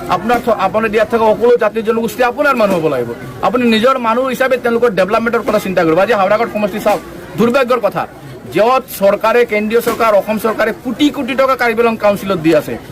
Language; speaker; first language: Assamese; non-native, local second language; Bangla